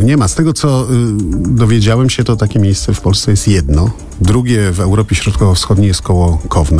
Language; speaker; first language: Polish; native; Polish